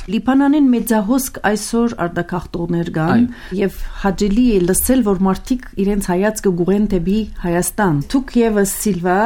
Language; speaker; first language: Armenian; early bilingual, heritage; Armenian